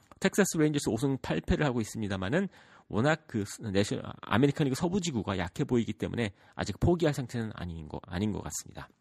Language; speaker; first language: Korean; early bilingual, heritage; Korean